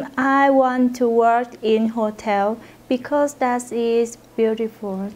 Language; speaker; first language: English; non-native, learner; Vietnamese